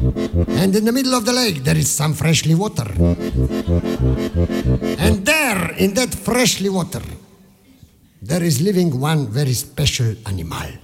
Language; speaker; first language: English; non-native, fluent; Slovenian